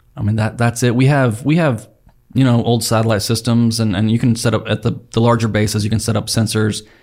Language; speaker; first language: English; native; English